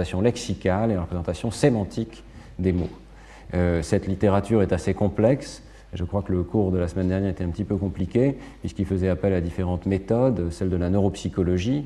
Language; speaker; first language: French; native; French